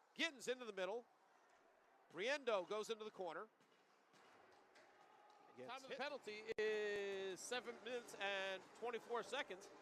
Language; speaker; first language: English; native; English